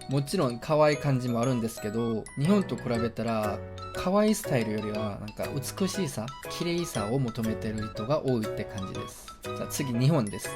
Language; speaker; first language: Japanese; non-native, fluent; Korean